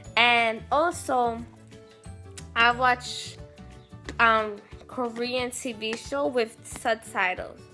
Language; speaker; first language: English; native; English